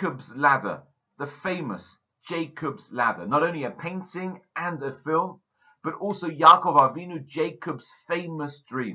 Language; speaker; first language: English; native; English